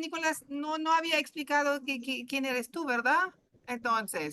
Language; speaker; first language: Spanish; non-native, fluent; German